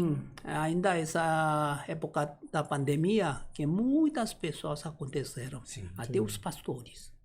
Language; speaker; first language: Portuguese; non-native, learner; Korean